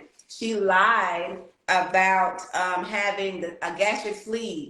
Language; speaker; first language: English; native; English